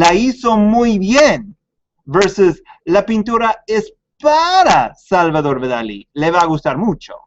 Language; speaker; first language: Spanish; non-native, fluent; English